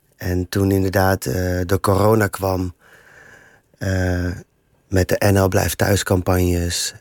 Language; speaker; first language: Dutch; native; Dutch